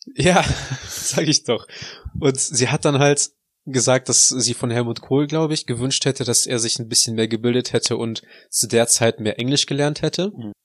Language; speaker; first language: German; native; German